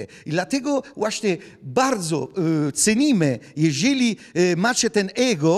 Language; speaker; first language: Polish; non-native, fluent; Italian